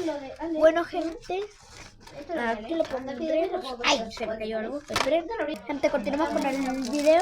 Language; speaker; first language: Spanish; native; Spanish